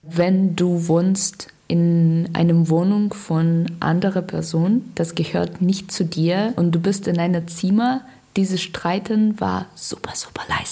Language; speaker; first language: German; non-native, learner; Russian